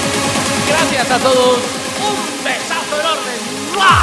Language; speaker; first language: Spanish; native; Spanish